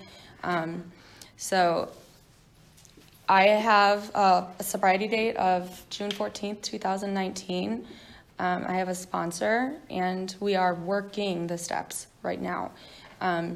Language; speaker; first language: English; native; English